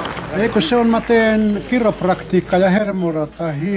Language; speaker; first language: Finnish; native; Finnish